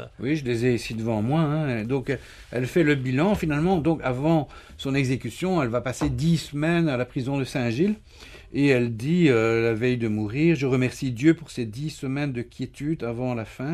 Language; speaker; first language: French; native; French